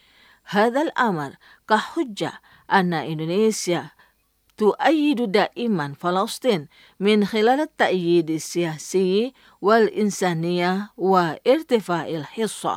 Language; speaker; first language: Arabic; non-native, fluent; Indonesian